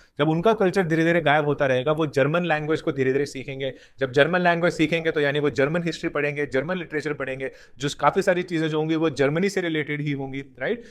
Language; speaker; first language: Hindi; native; Hindi